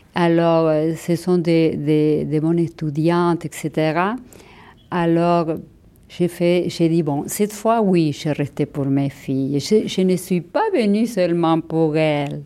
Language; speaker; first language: French; non-native, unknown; Spanish